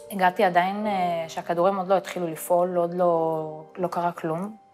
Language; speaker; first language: Hebrew; early bilingual, other home language; Russian